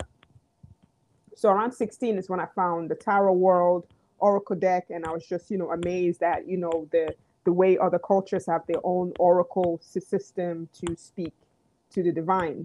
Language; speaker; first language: English; native; English